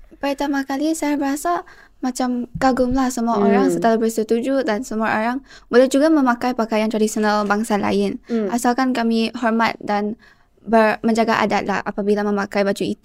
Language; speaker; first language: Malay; non-native, local second language; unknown